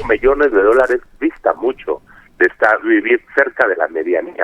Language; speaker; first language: Spanish; native; Spanish